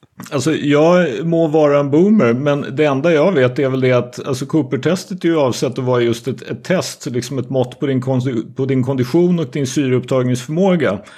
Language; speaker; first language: Swedish; native; Swedish